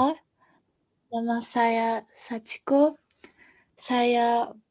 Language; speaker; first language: Indonesian; non-native, learner; Japanese